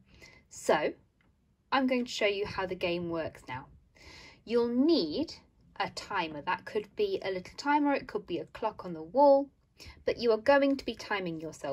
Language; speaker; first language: English; native; English